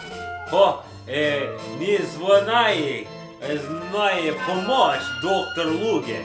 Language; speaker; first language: Russian; non-native, learner; English